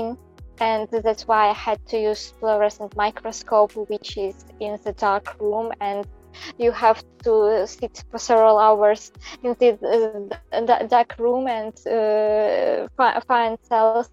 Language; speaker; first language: English; non-native, fluent; Belarusian